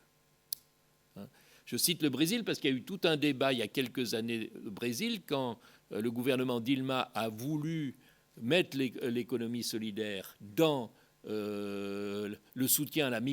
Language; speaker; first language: French; native; French